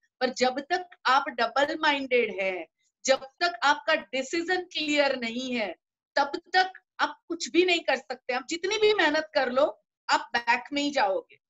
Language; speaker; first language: Hindi; non-native, local second language; Gujarati